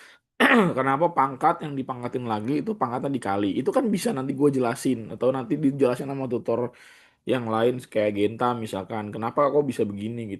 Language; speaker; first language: Indonesian; native; Indonesian